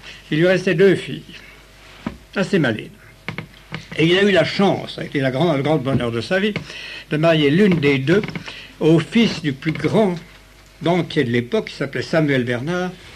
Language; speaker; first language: French; native; French